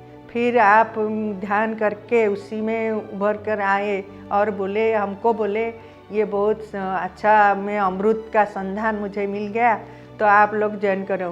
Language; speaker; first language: Hindi; non-native, local second language; Odia